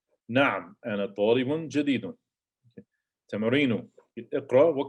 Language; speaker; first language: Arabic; non-native, fluent; English